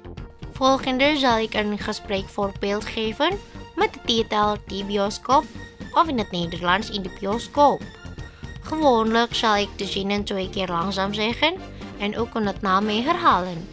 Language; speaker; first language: Dutch; non-native, fluent; Indonesian